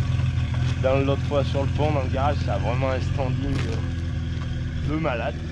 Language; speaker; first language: French; native; French